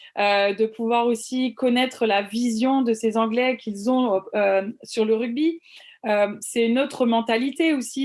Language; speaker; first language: French; native; French